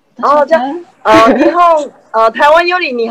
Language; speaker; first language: Japanese; non-native, learner; Chinese